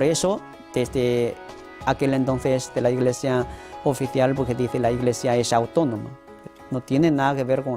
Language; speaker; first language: Spanish; non-native, fluent; Chinese